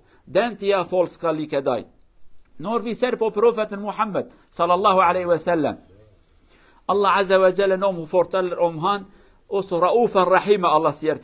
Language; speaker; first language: Norwegian; non-native, learner; Kurdish